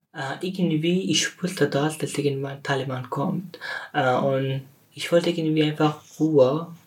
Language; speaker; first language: German; non-native, learner; Persian